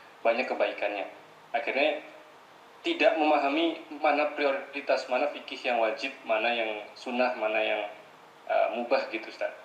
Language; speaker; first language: Malay; native; Malay